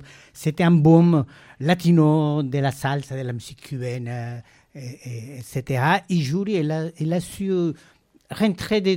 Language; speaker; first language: French; non-native, fluent; Spanish